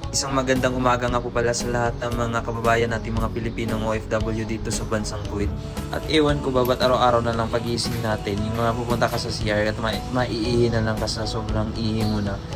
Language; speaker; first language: Filipino; non-native, local second language; Cebuano